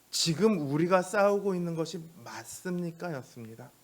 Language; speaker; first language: Korean; native; Korean